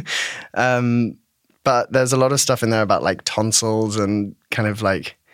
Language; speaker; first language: English; native; English